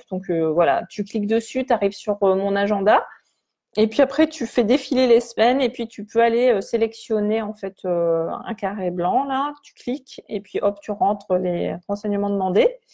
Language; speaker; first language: French; native; French